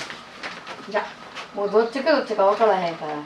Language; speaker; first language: Japanese; native; Japanese